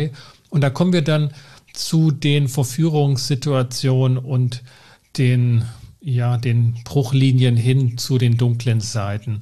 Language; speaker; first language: German; native; German